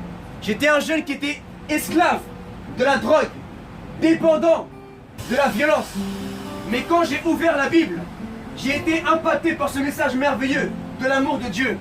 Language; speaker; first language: French; native; French